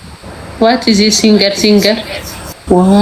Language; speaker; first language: English; non-native, learner; Amharic